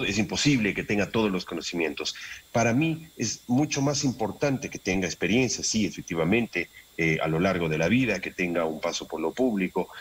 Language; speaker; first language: Spanish; native; Spanish